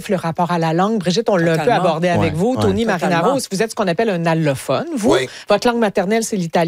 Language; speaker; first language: French; native; French